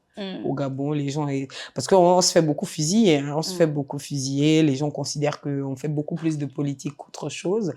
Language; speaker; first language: French; native; French